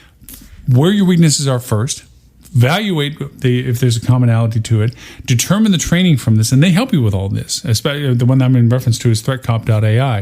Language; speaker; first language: English; native; English